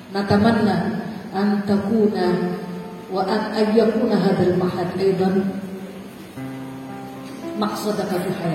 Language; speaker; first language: Arabic; non-native, fluent; Indonesian